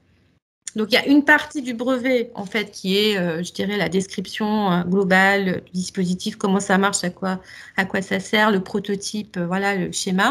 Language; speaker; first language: French; native; French